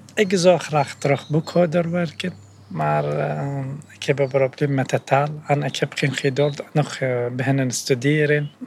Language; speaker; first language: Dutch; non-native, learner; Arabic